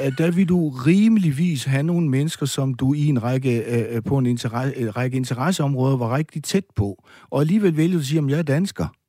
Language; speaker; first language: Danish; native; Danish